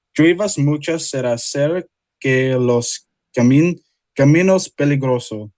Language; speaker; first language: Spanish; non-native, learner; English